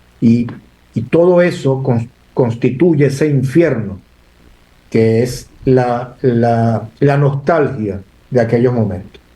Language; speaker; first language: Spanish; native; Spanish